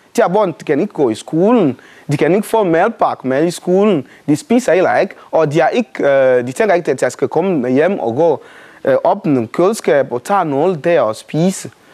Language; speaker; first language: Danish; non-native, fluent; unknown